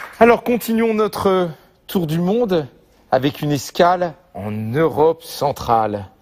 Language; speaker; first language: French; native; French